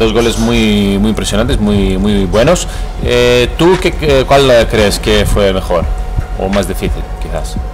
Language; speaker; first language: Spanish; non-native, fluent; Greek